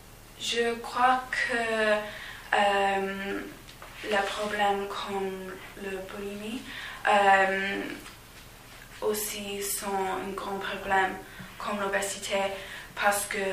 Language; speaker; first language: French; non-native, learner; English